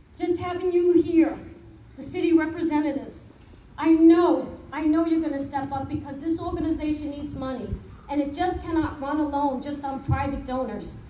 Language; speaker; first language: English; native; English